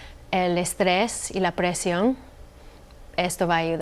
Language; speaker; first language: Spanish; non-native, fluent; English